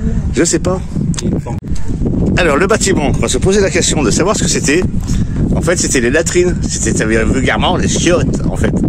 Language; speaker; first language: French; native; French